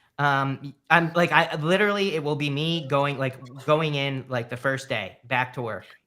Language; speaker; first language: English; native; English